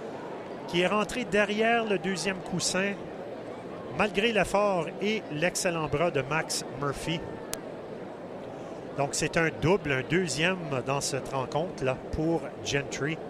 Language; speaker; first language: French; native; French